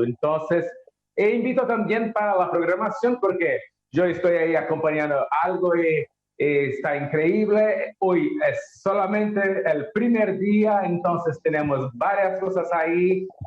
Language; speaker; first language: Spanish; non-native, learner; Portuguese